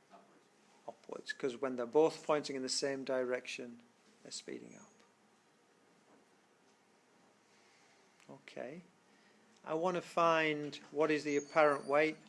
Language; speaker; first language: English; native; English